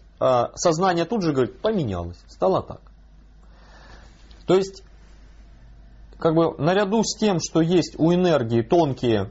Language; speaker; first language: Russian; native; Russian